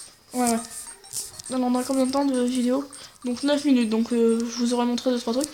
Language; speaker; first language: French; native; French